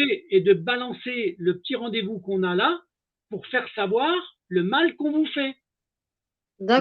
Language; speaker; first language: French; native; French